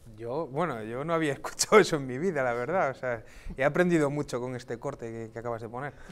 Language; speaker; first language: Spanish; native; Spanish